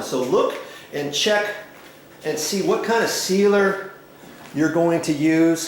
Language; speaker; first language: English; native; English